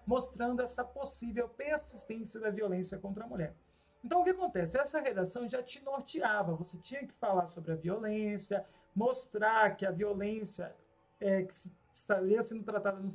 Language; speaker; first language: Portuguese; native; Portuguese